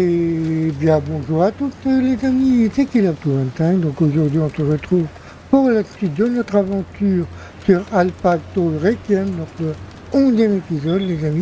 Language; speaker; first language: French; native; French